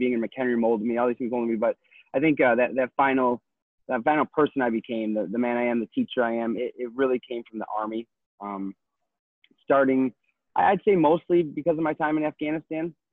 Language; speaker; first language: English; native; English